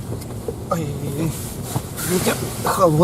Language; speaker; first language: Russian; native; Russian